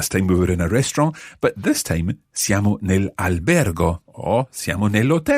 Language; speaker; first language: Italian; non-native, fluent; English